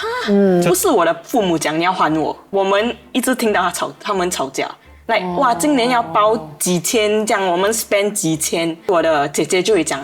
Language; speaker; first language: Chinese; non-native, local second language; English